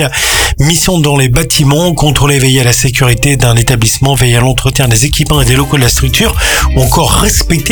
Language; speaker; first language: French; native; French